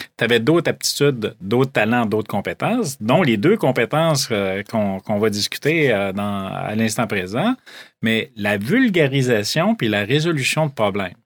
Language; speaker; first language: French; native; French